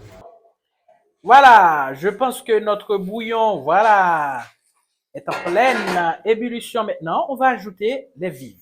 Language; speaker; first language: French; non-native, local second language; Haitian Creole